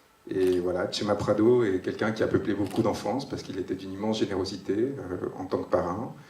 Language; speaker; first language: French; native; French